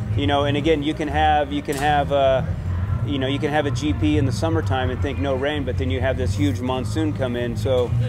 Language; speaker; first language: English; native; English